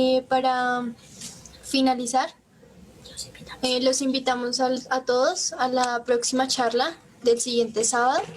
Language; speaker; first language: Spanish; native; Spanish